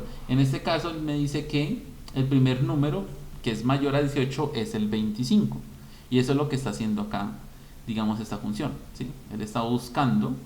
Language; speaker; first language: Spanish; native; Spanish